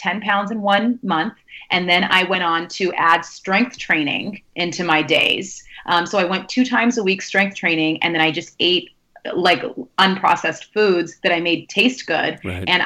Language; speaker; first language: English; native; English